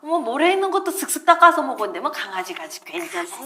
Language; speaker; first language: Korean; native; Korean